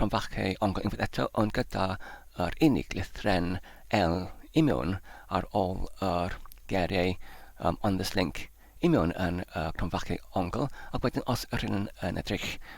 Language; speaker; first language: Welsh; non-native, fluent; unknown